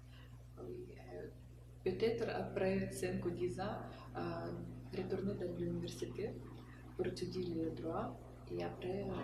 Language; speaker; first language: French; non-native, learner; Russian